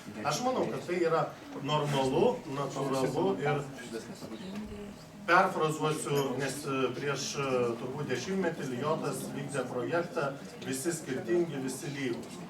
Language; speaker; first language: Lithuanian; native; Lithuanian